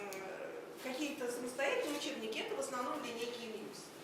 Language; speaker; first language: Russian; native; Russian